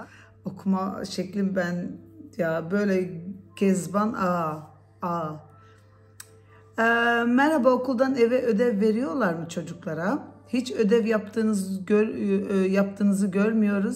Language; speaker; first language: Turkish; early bilingual, heritage; Turkish